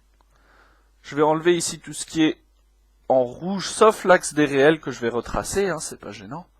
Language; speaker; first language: French; native; French